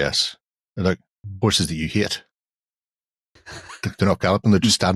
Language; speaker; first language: English; native; English